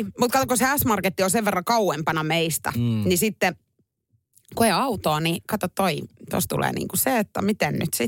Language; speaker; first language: Finnish; native; Finnish